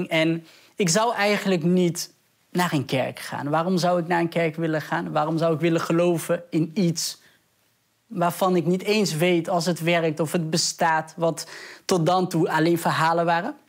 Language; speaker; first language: Dutch; early bilingual, other home language; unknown